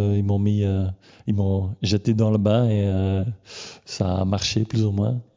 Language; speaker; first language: French; native; French